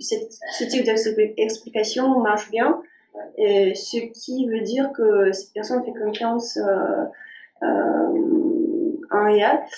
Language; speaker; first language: French; non-native, fluent; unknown